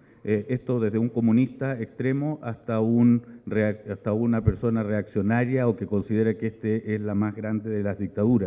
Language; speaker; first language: Spanish; native; Spanish